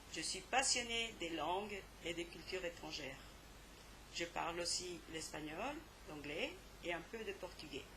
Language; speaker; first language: French; non-native, fluent; Spanish